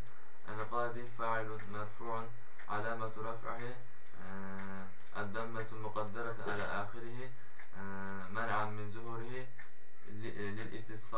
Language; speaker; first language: Arabic; non-native, learner; Turkish